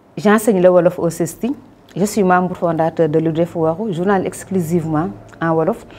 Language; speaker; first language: French; non-native, local second language; Wolof